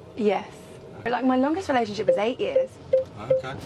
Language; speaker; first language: English; native; English